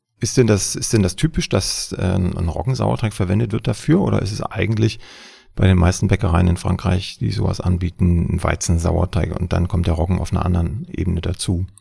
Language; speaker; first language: German; native; German